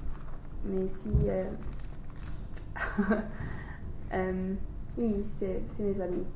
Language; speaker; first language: French; non-native, learner; English